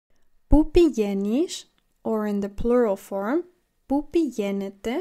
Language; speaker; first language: Greek; non-native, learner; English